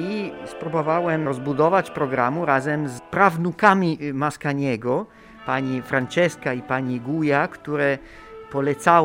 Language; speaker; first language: Polish; non-native, learner; Italian